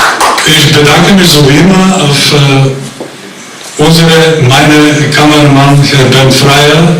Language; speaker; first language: German; non-native, fluent; Bulgarian